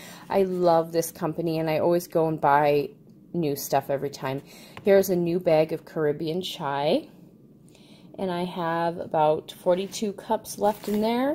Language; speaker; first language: English; native; English